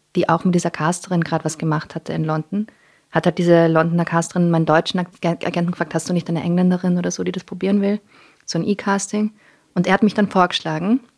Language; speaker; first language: German; non-native, local second language; English